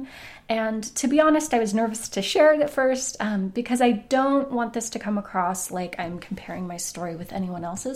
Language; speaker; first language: English; native; English